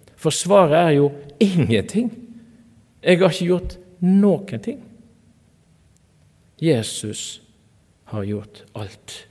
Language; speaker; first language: Norwegian; native; Norwegian